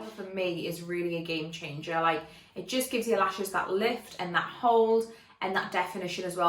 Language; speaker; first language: English; native; English